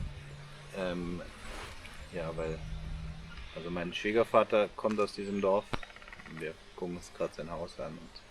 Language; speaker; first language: German; early bilingual, other home language; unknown